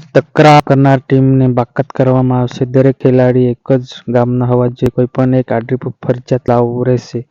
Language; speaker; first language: Gujarati; native; Gujarati